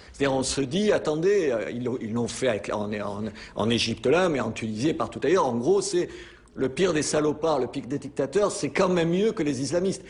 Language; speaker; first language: French; native; French